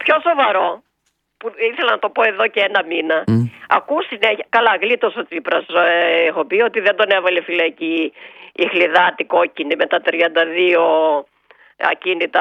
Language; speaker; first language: Greek; native; Greek